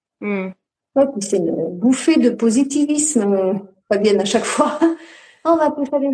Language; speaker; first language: French; native; French